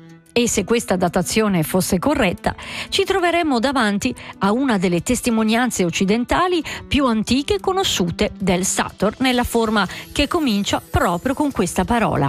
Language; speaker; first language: Italian; native; Italian